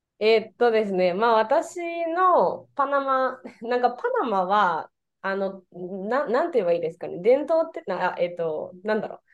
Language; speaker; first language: Japanese; non-native, fluent; Spanish